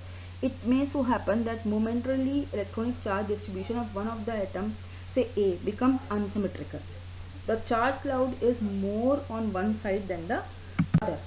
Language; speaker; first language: English; non-native, local second language; Hindi